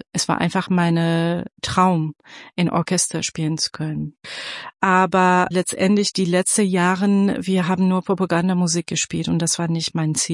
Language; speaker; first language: German; non-native, fluent; Persian